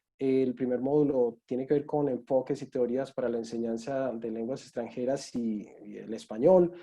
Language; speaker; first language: Spanish; native; Spanish